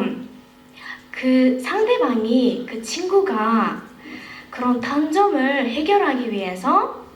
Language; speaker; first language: Korean; non-native, fluent; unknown